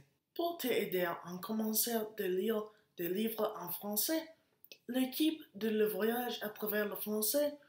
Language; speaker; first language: French; non-native, learner; Spanish